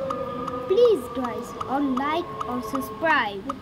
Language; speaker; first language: English; non-native, learner; Bangla